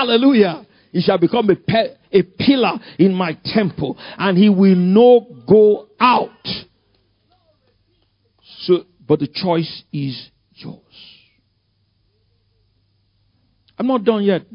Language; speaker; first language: English; non-native, local second language; Yoruba